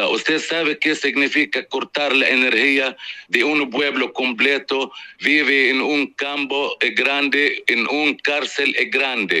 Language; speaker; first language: Spanish; non-native, fluent; Arabic